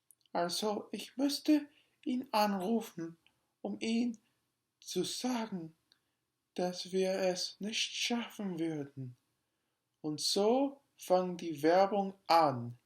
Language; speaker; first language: German; non-native, learner; English